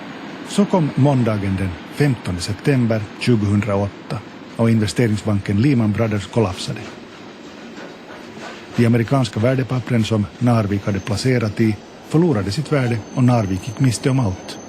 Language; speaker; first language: Swedish; native; Swedish